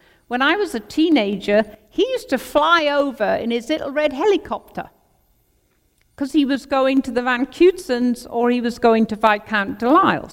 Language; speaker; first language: English; native; English